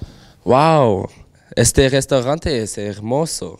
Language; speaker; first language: Spanish; non-native, learner; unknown